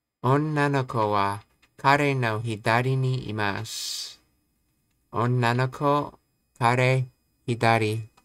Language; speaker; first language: Japanese; non-native, learner; English